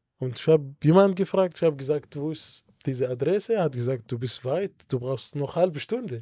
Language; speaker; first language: German; non-native, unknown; Arabic